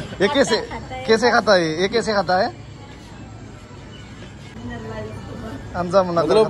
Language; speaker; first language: Hindi; non-native, local second language; Assamese